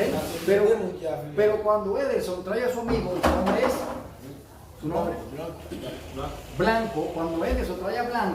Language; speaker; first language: Spanish; native; Spanish